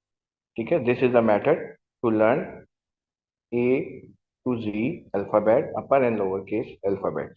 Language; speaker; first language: English; non-native, learner; Urdu